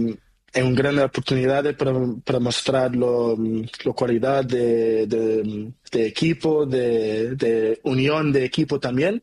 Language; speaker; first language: Spanish; non-native, learner; Portuguese